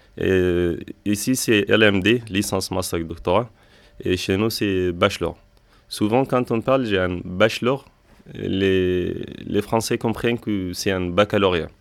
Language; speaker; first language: French; non-native, fluent; Arabic